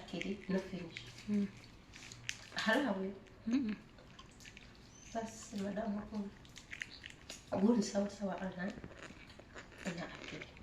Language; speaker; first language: Arabic; non-native, learner; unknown